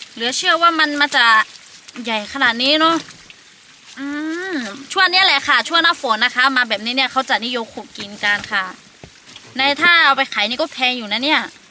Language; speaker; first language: Thai; non-native, local second language; Lahu